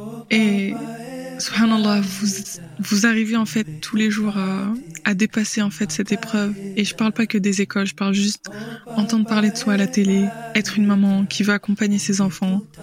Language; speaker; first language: French; native; French